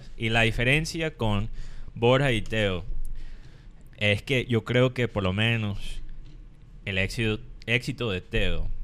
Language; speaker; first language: Spanish; non-native, fluent; English